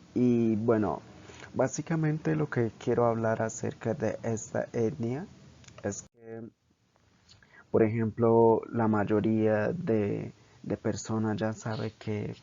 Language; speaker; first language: Spanish; non-native, local second language; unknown